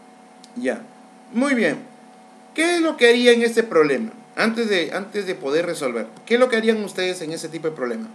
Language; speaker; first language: Spanish; native; Spanish